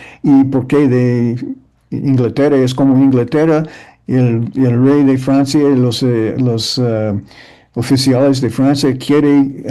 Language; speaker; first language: Spanish; early bilingual, heritage; English